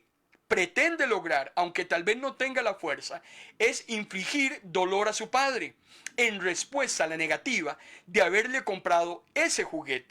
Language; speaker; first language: Spanish; native; Spanish